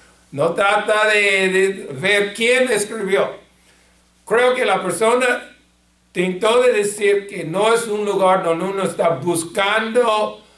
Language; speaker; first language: Spanish; non-native, fluent; English